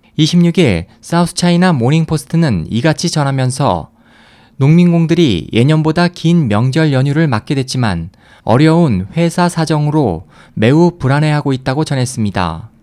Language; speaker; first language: Korean; native; Korean